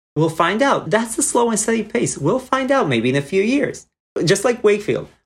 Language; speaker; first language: English; non-native, fluent; Croatian